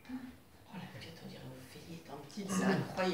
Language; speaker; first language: French; native; French